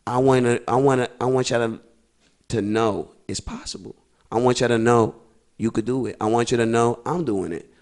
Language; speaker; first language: English; early bilingual, other home language; Spanish